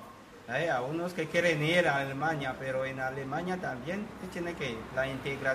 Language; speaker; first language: Spanish; non-native, learner; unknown